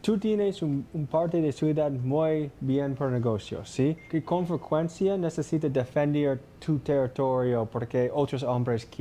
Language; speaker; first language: Spanish; non-native, learner; English